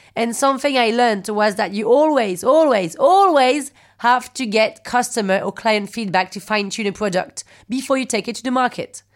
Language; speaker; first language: English; non-native, fluent; French